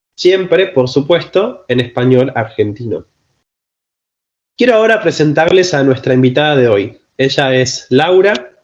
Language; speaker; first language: Spanish; native; Spanish